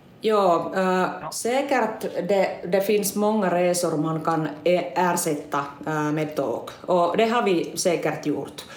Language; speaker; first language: Swedish; non-native, local second language; Finnish